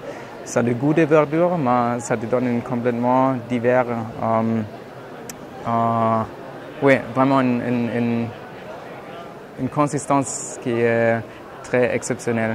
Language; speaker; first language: French; non-native, fluent; German